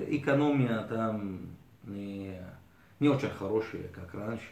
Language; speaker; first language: Russian; early bilingual, heritage; Arabic